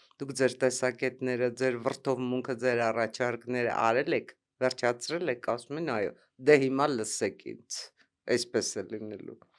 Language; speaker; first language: Armenian; native; Armenian